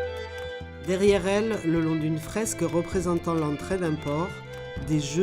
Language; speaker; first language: French; native; French